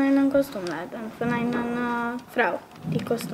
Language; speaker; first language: German; non-native, learner; Romanian